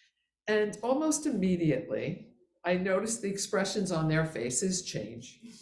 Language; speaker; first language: English; native; English